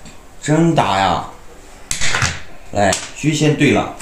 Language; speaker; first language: Chinese; native; Chinese